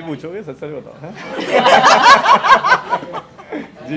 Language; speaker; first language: Hindi; native; Hindi